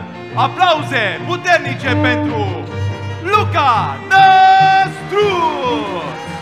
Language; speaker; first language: Romanian; native; Romanian